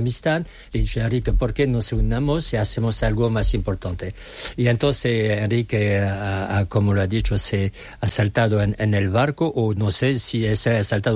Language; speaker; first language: Spanish; non-native, fluent; French